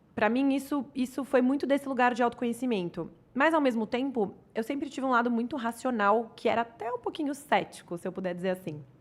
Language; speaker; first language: Portuguese; native; Portuguese